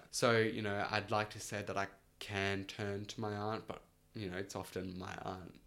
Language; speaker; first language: English; early bilingual, other home language; Spanish